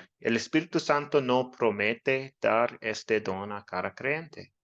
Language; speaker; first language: Spanish; non-native, fluent; English